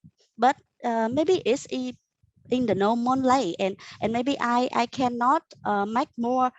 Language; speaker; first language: English; non-native, learner; Vietnamese